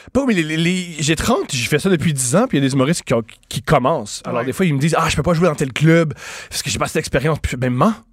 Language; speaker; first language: French; native; French